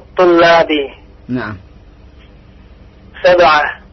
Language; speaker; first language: Arabic; non-native, learner; Indonesian